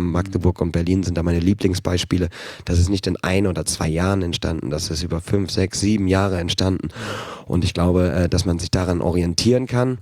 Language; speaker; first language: German; native; German